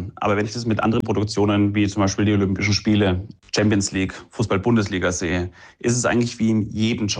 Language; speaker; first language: German; native; German